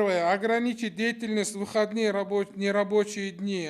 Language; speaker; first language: Russian; non-native, local second language; Kyrgyz